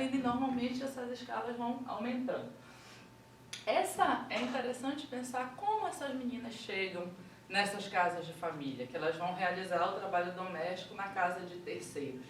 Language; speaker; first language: Portuguese; native; Portuguese